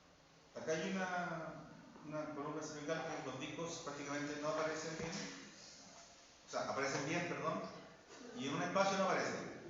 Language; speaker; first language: Spanish; native; Spanish